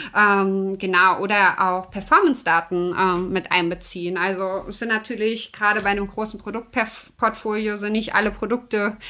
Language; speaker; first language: German; native; German